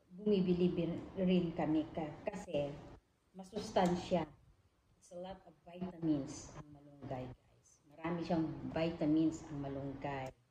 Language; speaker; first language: Filipino; non-native, local second language; Iloko